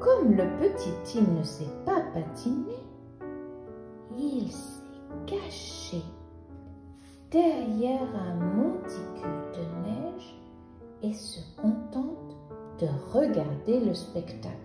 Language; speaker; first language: French; native; French